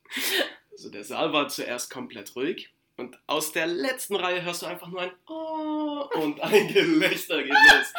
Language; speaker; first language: German; native; German